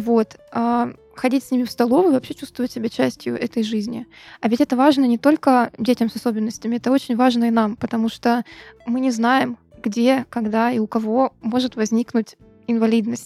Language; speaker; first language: Russian; native; Russian